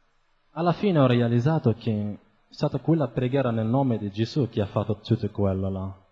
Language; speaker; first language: Italian; non-native, fluent; Arabic